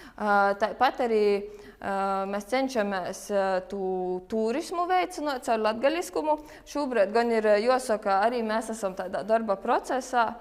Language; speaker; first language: Latvian; native; Latvian